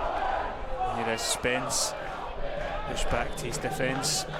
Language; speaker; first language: English; native; English